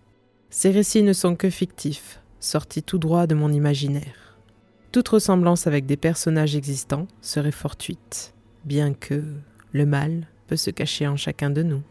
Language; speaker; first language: French; native; French